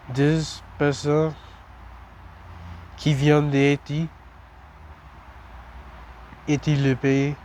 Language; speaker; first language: French; non-native, learner; English